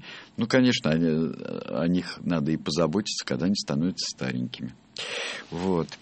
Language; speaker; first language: Russian; native; Russian